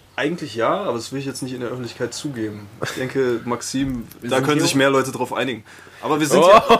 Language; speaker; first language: German; early bilingual, other home language; Spanish